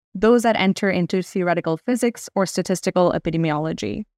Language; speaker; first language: English; non-native, local second language; Hindi